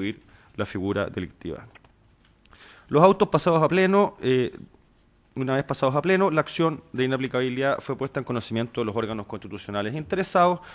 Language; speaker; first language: Spanish; native; Spanish